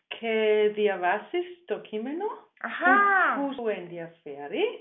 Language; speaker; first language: Greek; non-native, fluent; German